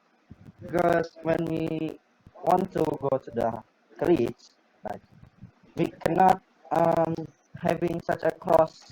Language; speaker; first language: English; non-native, learner; Indonesian